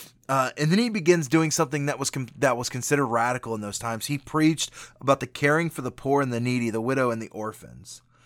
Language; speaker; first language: English; native; English